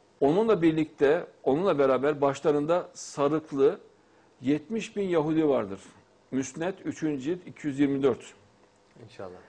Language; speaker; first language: Turkish; native; Turkish